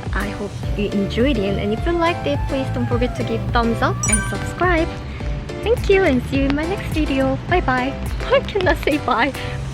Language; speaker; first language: English; non-native, fluent; Korean